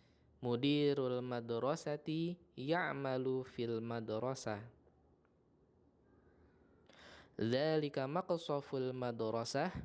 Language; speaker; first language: Arabic; non-native, fluent; Indonesian